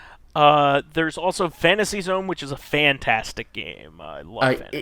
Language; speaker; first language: English; native; English